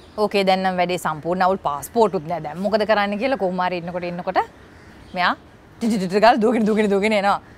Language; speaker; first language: Sinhala; native; Sinhala